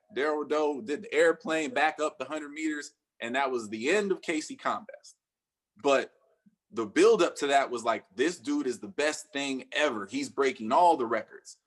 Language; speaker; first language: English; native; English